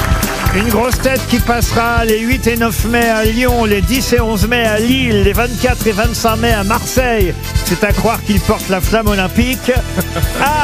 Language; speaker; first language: French; native; French